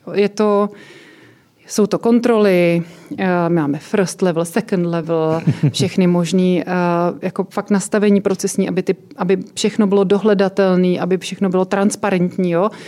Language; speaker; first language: Czech; native; Czech